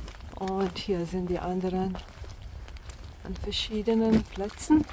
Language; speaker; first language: German; non-native, fluent; Bosnian